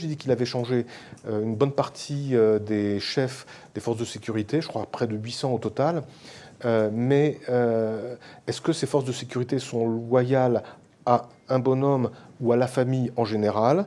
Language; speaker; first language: French; native; French